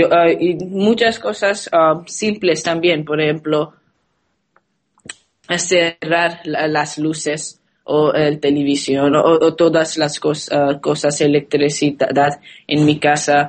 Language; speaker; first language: Spanish; non-native, learner; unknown